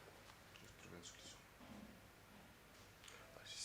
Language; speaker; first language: French; non-native, local second language; Fula